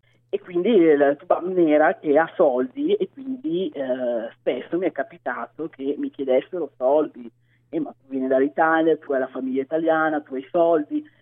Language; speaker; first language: Italian; native; Italian